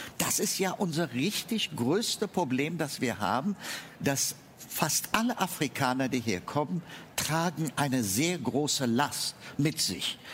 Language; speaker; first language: German; non-native, fluent; Amharic